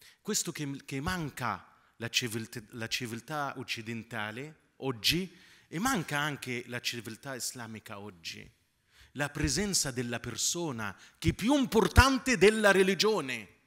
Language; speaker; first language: Italian; non-native, fluent; Arabic